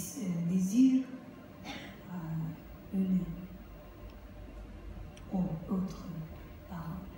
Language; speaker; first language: French; non-native, learner; Portuguese